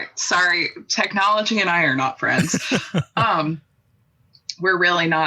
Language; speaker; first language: English; native; English